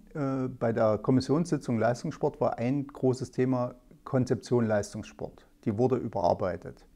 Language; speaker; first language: German; native; German